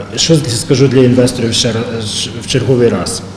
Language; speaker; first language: Ukrainian; native; Ukrainian